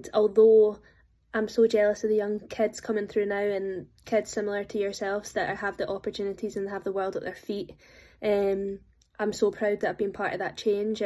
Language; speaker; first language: English; native; English